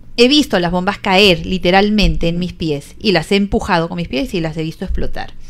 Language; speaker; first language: Spanish; native; Spanish